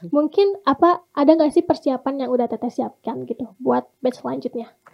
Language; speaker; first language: Indonesian; native; Indonesian